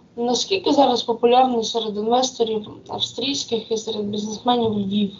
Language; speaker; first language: Ukrainian; native; Ukrainian